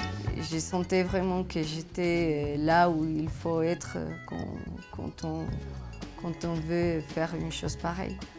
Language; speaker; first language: French; non-native, fluent; Spanish